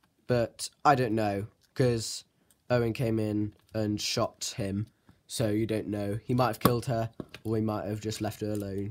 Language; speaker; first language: English; native; English